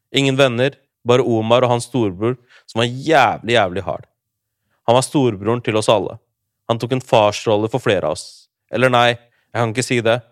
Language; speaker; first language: Norwegian; early bilingual, other home language; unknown